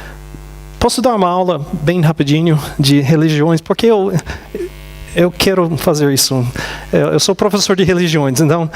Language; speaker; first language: Portuguese; non-native, fluent; English